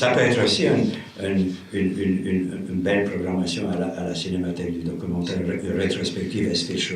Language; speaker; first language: French; non-native, fluent; Romanian